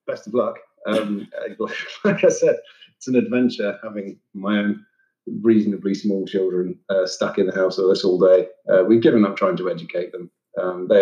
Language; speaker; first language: English; native; English